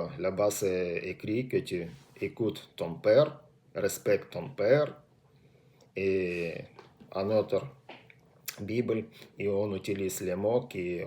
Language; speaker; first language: French; non-native, learner; Russian